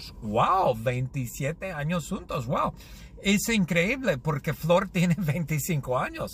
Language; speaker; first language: Spanish; non-native, learner; English